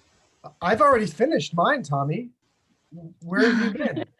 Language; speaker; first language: English; native; English